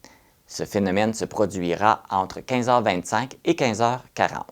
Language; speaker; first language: French; native; French